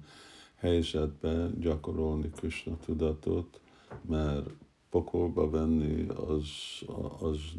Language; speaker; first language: Hungarian; early bilingual, heritage; Hungarian